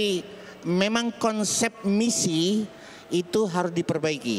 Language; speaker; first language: Indonesian; native; Indonesian